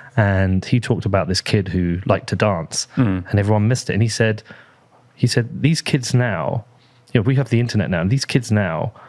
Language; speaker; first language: English; native; English